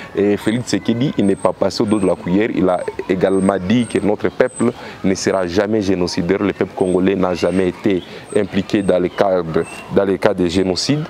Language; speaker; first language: French; non-native, local second language; Swahili